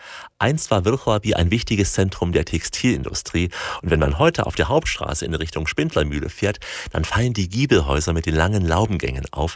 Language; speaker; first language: German; native; German